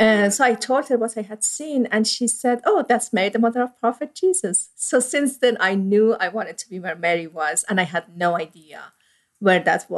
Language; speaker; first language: English; non-native, fluent; Persian